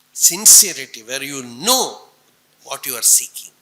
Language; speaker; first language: English; non-native, local second language; Tamil